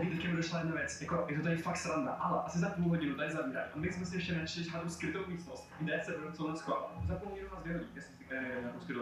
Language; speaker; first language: Czech; native; Czech